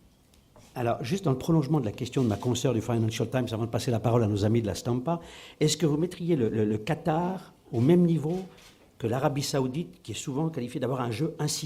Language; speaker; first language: French; native; French